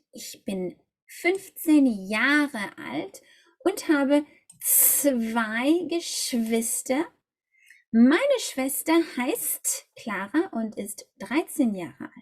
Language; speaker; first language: German; non-native, fluent; English